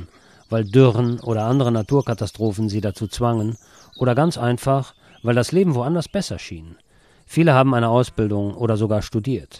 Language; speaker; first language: German; native; German